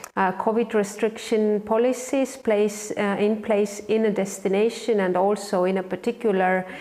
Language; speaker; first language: English; non-native, fluent; Estonian